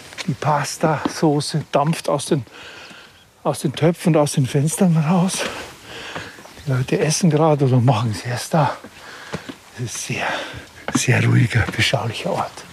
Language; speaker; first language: German; native; German